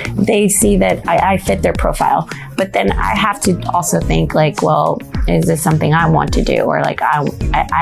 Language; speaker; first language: English; non-native, fluent; Spanish